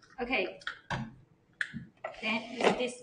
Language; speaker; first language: English; non-native, learner; Chinese